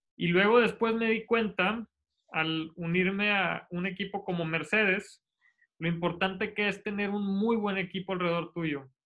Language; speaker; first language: Spanish; native; Spanish